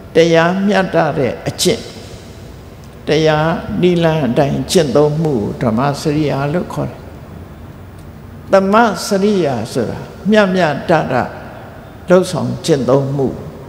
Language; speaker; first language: Burmese; native; Burmese